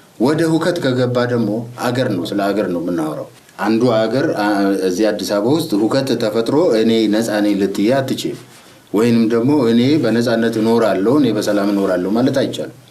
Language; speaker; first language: Amharic; non-native, local second language; Oromo